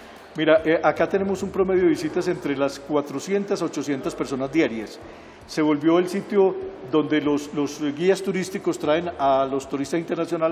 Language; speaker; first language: Spanish; native; Spanish